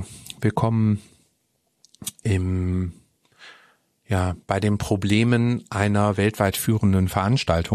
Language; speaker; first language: German; native; German